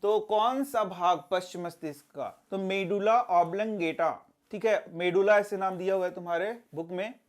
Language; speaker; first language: Hindi; native; Hindi